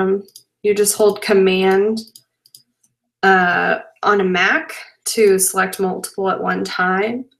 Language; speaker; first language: English; native; English